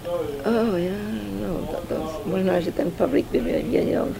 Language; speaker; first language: Czech; early bilingual, heritage; Czech